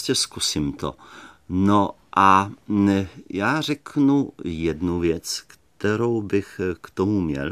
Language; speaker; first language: Czech; native; Czech